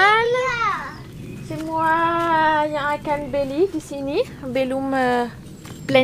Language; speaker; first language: Indonesian; non-native, learner; French